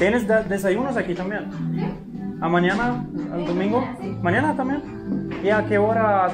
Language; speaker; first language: Spanish; non-native, learner; Swedish